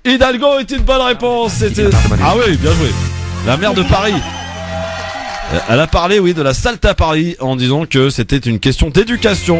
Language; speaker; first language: French; native; French